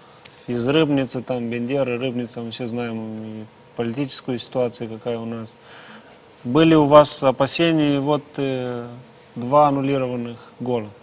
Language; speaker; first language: Russian; non-native, local second language; Romanian